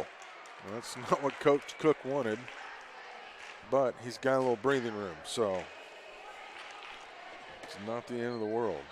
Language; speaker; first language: English; native; English